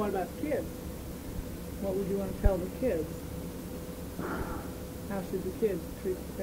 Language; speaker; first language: English; native; English